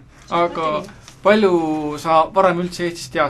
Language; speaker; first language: Estonian; native; Estonian